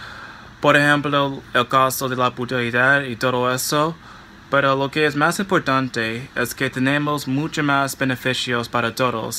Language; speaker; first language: Spanish; non-native, fluent; English